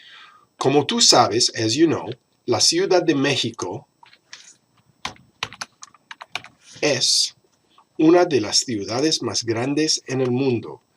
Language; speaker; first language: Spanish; non-native, fluent; English